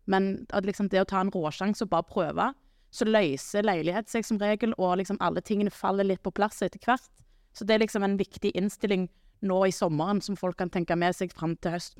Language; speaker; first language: Norwegian; native; Norwegian